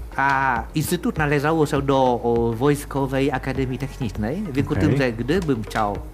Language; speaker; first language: Polish; non-native, fluent; Vietnamese